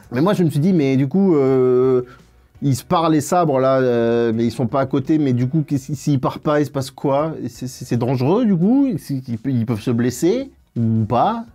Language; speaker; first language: French; native; French